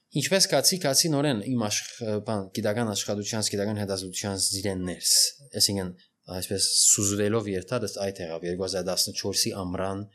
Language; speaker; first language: Armenian; early bilingual, heritage; Armenian